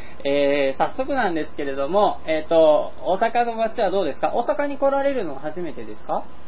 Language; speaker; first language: Japanese; native; Japanese